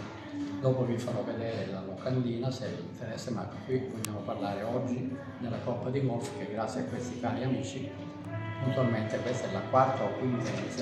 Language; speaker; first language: Italian; native; Italian